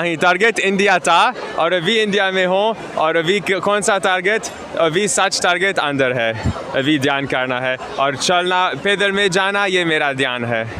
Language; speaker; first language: Hindi; non-native, learner; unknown